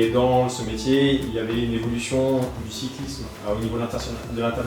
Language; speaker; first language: French; native; French